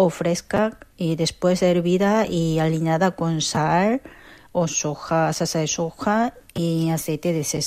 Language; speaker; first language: Spanish; non-native, learner; Korean